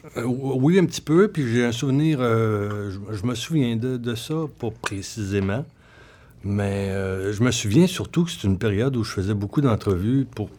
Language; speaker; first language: French; native; French